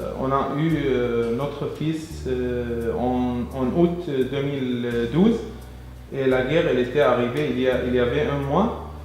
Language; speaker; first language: French; non-native, fluent; Arabic